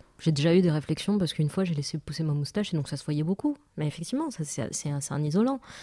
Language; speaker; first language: French; non-native, local second language; Arabic